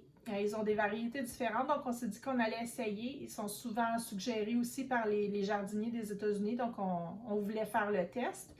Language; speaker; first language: French; native; French